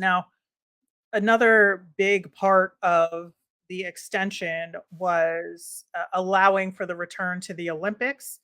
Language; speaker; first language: English; native; English